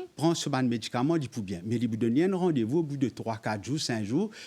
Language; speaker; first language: French; non-native, local second language; Morisyen